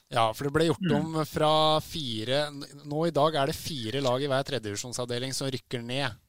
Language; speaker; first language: Norwegian; native; Norwegian